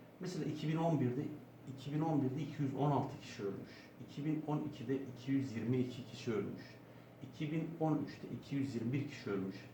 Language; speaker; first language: Turkish; native; Turkish